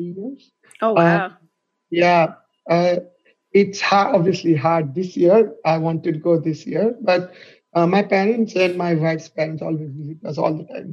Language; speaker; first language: English; non-native, local second language; Gujarati